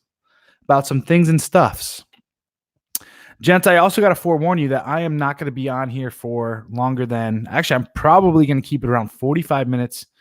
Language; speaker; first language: English; native; English